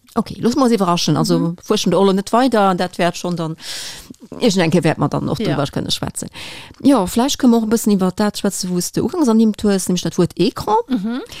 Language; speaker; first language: Luxembourgish; native; Luxembourgish